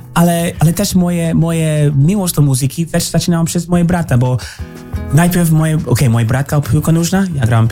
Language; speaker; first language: Polish; early bilingual, heritage; English